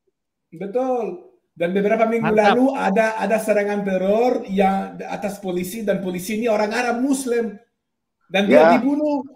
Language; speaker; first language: Indonesian; non-native, fluent; Hebrew